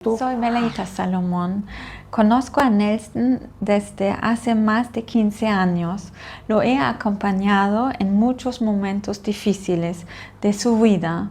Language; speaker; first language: Spanish; non-native, fluent; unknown